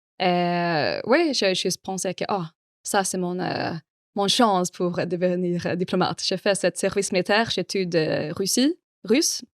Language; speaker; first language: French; non-native, fluent; Swedish